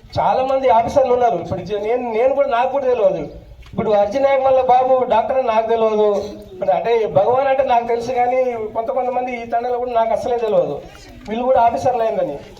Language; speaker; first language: Telugu; non-native, local second language; Lambadi